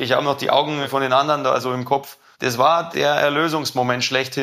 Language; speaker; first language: German; native; German